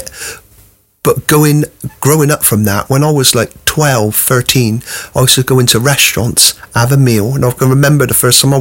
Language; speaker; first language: English; native; English